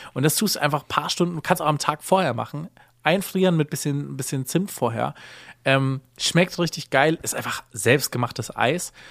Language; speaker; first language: German; native; German